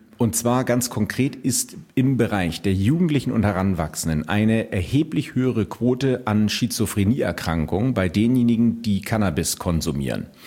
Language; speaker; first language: German; native; German